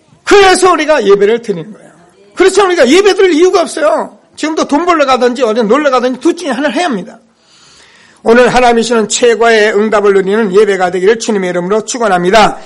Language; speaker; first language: Korean; native; Korean